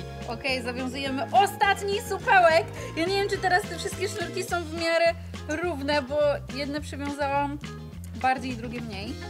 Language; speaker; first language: Polish; native; Polish